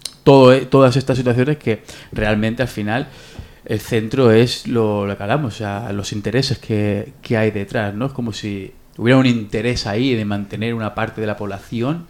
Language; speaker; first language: Spanish; native; Spanish